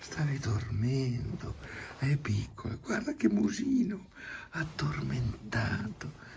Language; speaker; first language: Italian; native; Italian